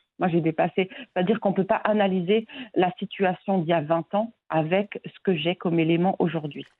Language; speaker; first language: French; non-native, local second language; Arabic